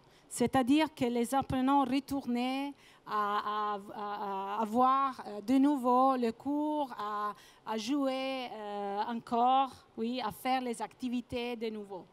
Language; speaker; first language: French; non-native, fluent; Italian